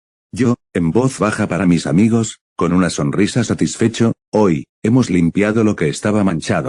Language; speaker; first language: Spanish; native; Spanish